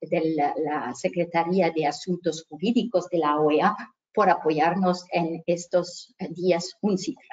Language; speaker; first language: Spanish; native; Spanish